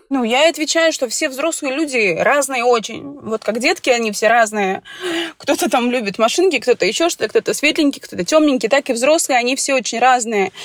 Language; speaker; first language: Russian; native; Russian